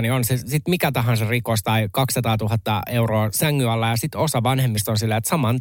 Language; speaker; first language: Finnish; native; Finnish